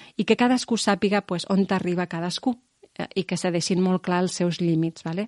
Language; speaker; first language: Catalan; non-native, local second language; Spanish